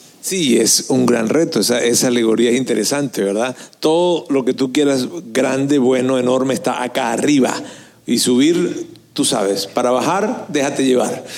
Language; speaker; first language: Spanish; native; Spanish